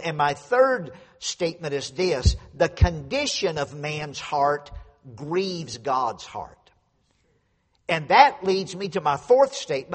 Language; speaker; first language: English; native; English